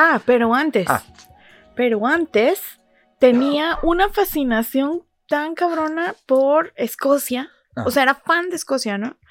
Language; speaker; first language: Spanish; native; Spanish